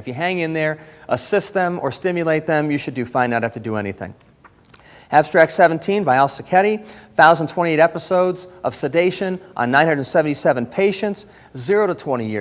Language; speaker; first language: English; native; English